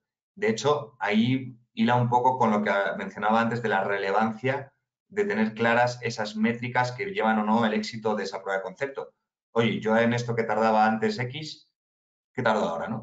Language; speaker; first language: Spanish; native; Spanish